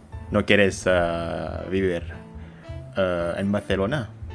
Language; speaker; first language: Spanish; non-native, learner; Indonesian